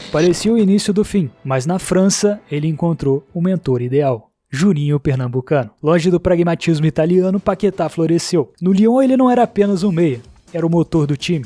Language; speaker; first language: Portuguese; native; Portuguese